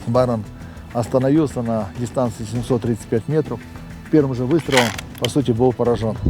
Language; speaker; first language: Russian; native; Russian